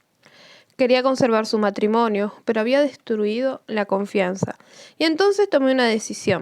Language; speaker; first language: Spanish; native; Spanish